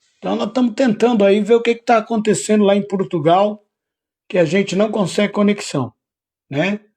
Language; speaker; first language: Portuguese; native; Portuguese